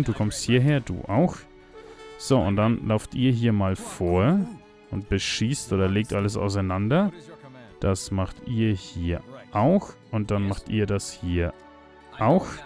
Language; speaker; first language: German; native; German